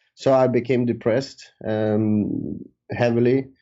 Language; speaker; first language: English; early bilingual, other home language; Spanish